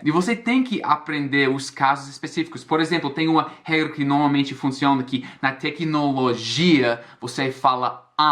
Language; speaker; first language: Portuguese; non-native, fluent; English